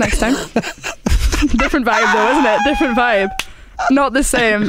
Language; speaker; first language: English; native; English